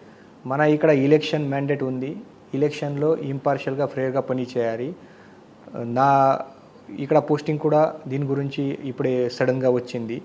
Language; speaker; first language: Telugu; non-native, learner; Marathi